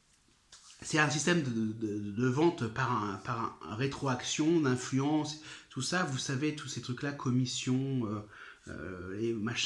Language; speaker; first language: French; native; French